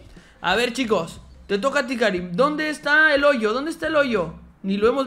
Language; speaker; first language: Spanish; native; Spanish